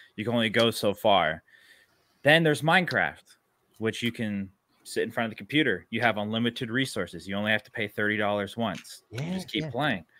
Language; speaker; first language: English; native; English